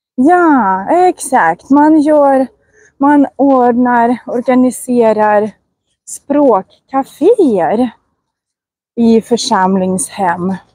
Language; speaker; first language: Swedish; non-native, fluent; Russian